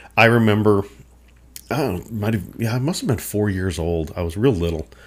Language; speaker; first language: English; native; English